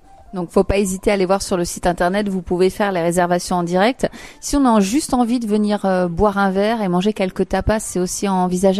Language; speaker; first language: French; native; French